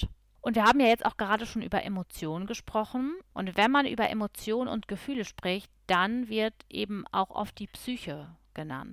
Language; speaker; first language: German; native; German